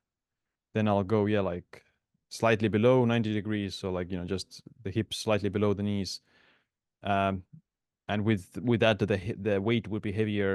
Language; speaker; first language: English; non-native, fluent; Estonian